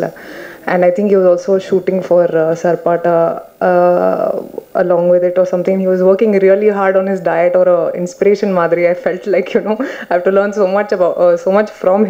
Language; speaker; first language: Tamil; non-native, learner; Hindi